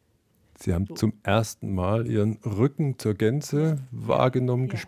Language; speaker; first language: German; native; German